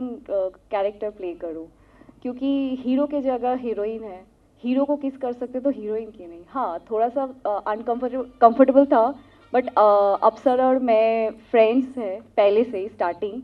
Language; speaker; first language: Hindi; non-native, local second language; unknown